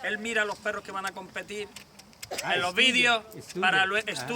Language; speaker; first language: Spanish; native; Spanish